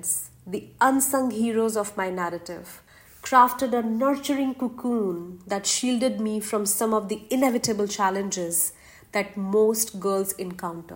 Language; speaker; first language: English; non-native, local second language; Hindi